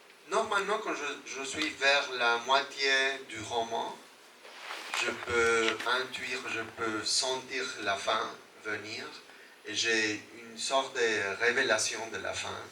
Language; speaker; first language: French; non-native, fluent; Spanish